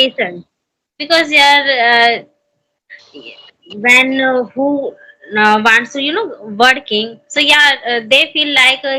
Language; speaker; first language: English; non-native, learner; Hindi